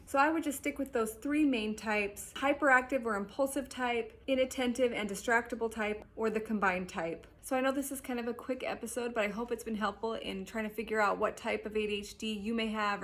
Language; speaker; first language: English; native; English